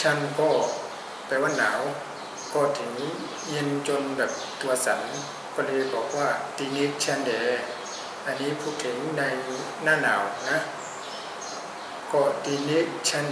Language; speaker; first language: Thai; native; Thai